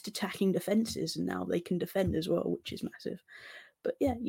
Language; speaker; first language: English; native; English